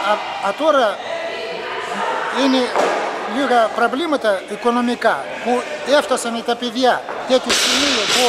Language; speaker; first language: Greek; non-native, learner; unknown